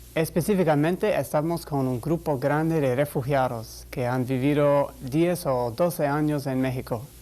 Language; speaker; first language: Spanish; non-native, fluent; English